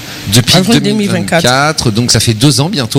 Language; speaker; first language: French; native; French